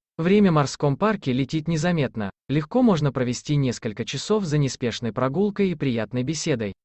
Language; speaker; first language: Russian; native; Russian